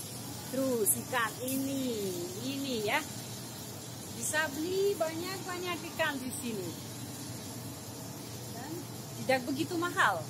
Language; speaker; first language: Indonesian; non-native, fluent; Russian